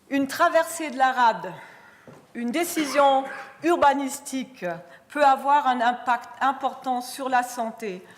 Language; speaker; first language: French; non-native, fluent; German